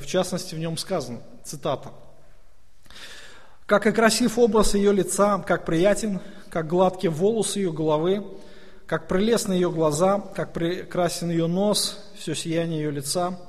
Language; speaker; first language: Russian; native; Russian